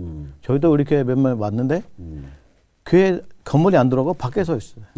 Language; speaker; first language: Korean; non-native, learner; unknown